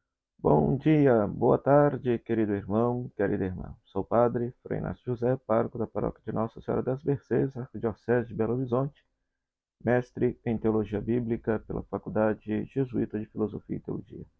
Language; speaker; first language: Portuguese; native; Portuguese